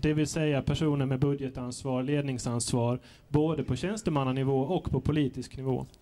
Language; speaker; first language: Swedish; native; Swedish